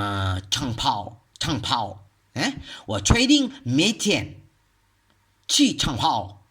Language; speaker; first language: Chinese; non-native, learner; Malay